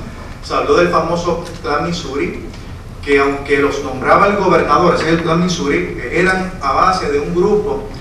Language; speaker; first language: Spanish; native; Spanish